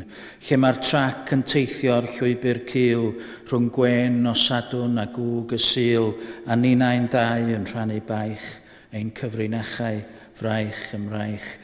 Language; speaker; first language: Welsh; native; Welsh